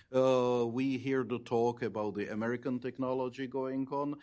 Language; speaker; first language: English; non-native, fluent; Czech